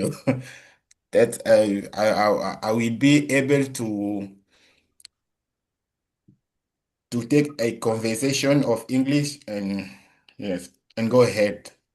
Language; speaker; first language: English; non-native, learner; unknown